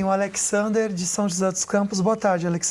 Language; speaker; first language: Portuguese; native; Portuguese